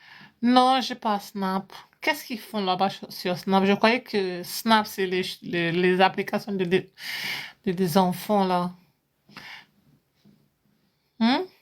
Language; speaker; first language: French; non-native, fluent; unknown